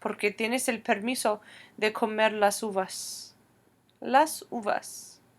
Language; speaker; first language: Spanish; non-native, fluent; English